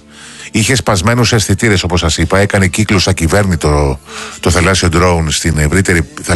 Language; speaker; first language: Greek; native; Greek